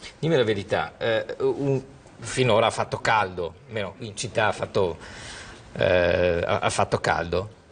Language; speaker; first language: Italian; native; Italian